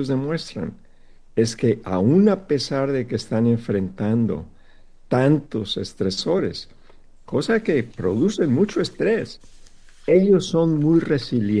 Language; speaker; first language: Spanish; native; Spanish